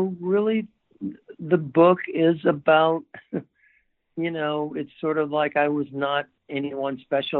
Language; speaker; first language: English; native; English